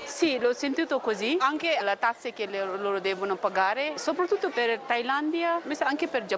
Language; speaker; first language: Italian; non-native, fluent; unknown